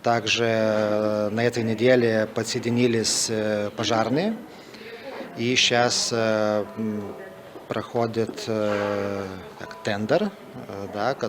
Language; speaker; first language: Russian; non-native, fluent; Lithuanian